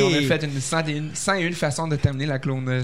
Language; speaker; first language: French; native; French